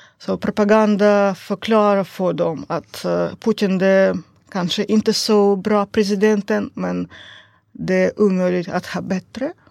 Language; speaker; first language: Swedish; non-native, learner; Russian